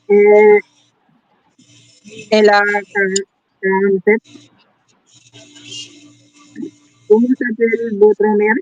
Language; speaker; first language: French; non-native, learner; Filipino